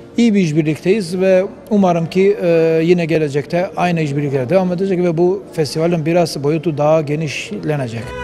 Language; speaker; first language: Turkish; non-native, fluent; Albanian